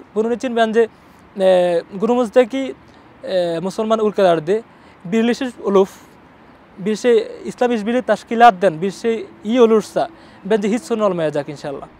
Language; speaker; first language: Turkish; non-native, learner; Bangla